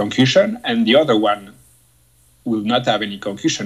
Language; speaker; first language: English; non-native, fluent; French